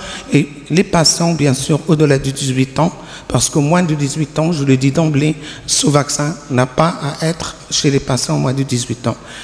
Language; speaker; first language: French; non-native, local second language; Arabic